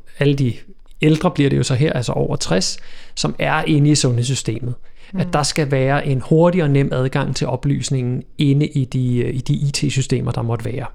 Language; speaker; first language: Danish; native; Danish